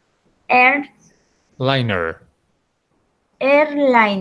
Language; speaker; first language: English; non-native, learner; Spanish